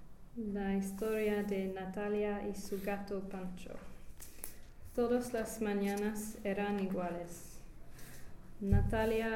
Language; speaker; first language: Spanish; non-native, learner; English